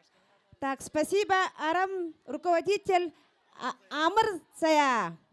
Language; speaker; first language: Russian; non-native, learner; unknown